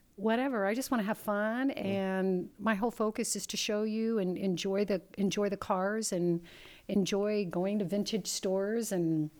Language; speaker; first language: English; early bilingual, other home language; Italian